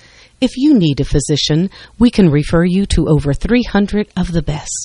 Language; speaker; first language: English; native; English